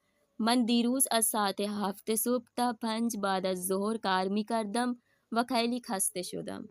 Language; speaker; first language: Persian; non-native, fluent; Urdu